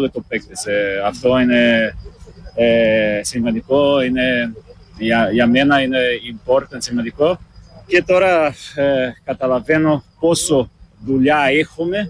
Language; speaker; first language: Greek; non-native, learner; Portuguese